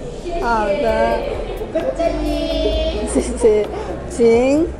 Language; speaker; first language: Chinese; non-native, fluent; Indonesian